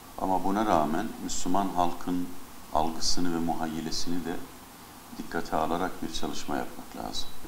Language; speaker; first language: Turkish; native; Turkish